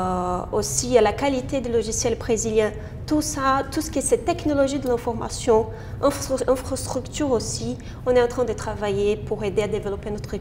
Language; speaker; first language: French; non-native, fluent; Portuguese